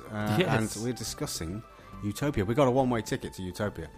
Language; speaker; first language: English; native; English